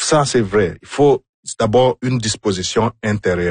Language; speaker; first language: French; non-native, fluent; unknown